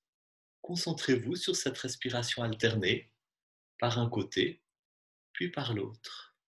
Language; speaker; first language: French; native; French